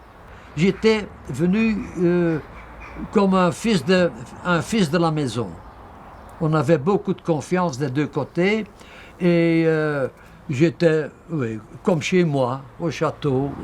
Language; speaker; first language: French; non-native, local second language; Dutch